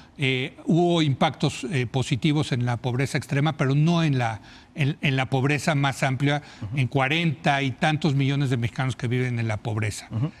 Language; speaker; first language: Spanish; native; Spanish